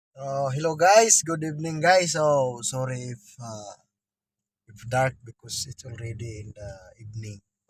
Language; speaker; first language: English; non-native, local second language; Filipino